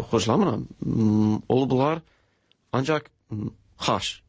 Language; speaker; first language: Turkish; non-native, learner; English